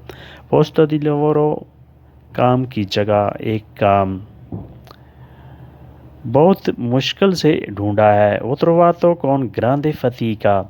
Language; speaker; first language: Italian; non-native, learner; Urdu